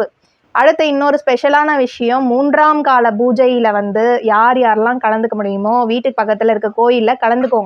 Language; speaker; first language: Tamil; native; Tamil